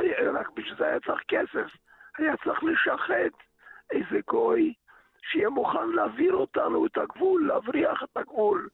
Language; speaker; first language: Hebrew; early bilingual, other home language; Yiddish